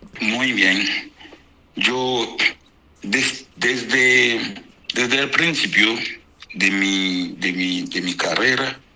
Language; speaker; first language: Spanish; non-native, fluent; Haitian Creole